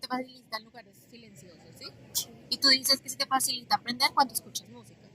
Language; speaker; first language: Spanish; native; Spanish